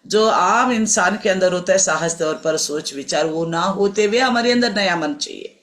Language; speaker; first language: Hindi; non-native, local second language; Telugu